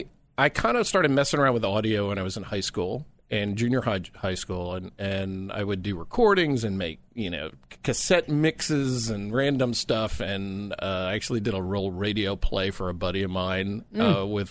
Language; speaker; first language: English; native; English